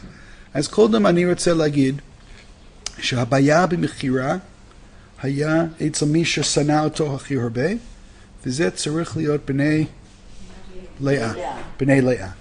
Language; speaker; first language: Hebrew; non-native, fluent; English